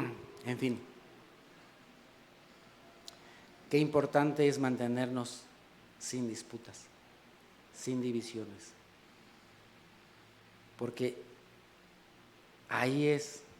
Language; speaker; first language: Spanish; native; Spanish